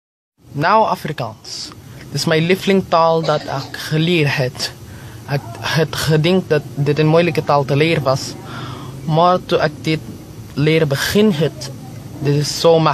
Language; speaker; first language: Dutch; non-native, learner; Filipino